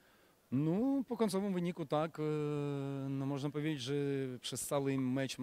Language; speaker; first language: Polish; non-native, fluent; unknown